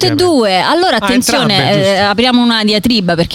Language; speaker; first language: Italian; native; Italian